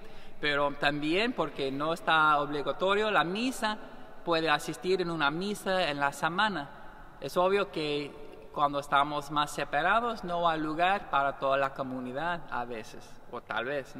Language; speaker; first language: Spanish; non-native, learner; English